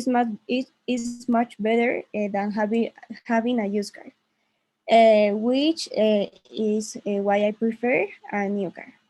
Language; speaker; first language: English; non-native, learner; Spanish